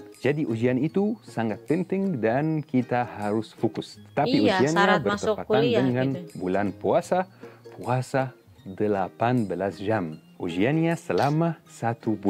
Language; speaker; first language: Indonesian; non-native, fluent; Arabic